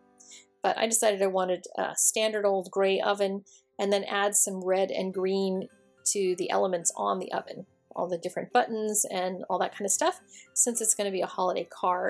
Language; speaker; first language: English; native; English